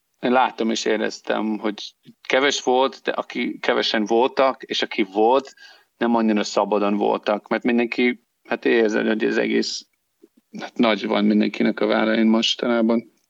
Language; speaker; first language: Hungarian; non-native, learner; English